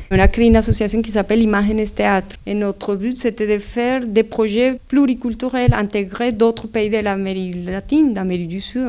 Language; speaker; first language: French; non-native, fluent; Spanish